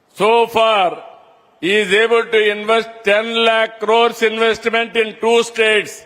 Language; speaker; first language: English; non-native, local second language; Telugu